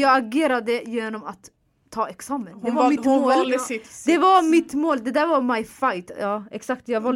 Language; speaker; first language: Swedish; non-native, fluent; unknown